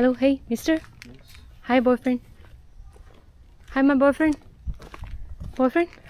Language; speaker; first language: English; non-native, local second language; Hindi